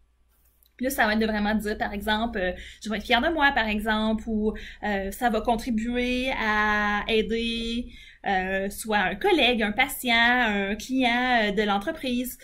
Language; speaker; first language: French; native; French